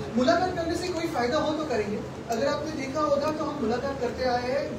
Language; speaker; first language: Hindi; non-native, local second language; Marathi